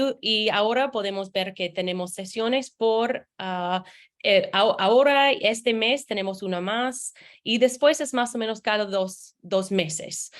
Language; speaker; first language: Spanish; non-native, fluent; English